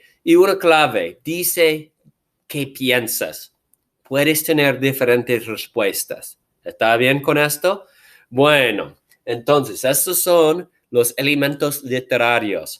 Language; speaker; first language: Spanish; non-native, fluent; English